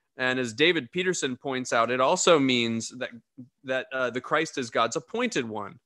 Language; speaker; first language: English; native; English